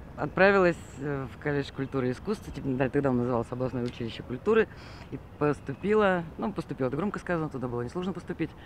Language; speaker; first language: Russian; native; Russian